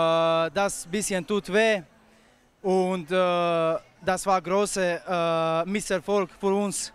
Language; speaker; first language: German; non-native, fluent; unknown